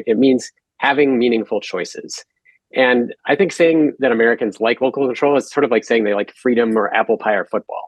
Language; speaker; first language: English; native; English